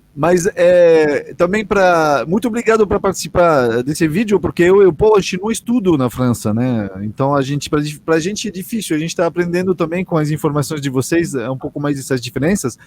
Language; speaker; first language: Portuguese; non-native, fluent; French